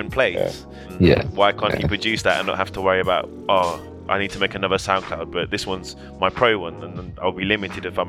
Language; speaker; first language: English; native; English